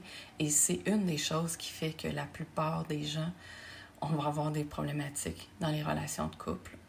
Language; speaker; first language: French; native; French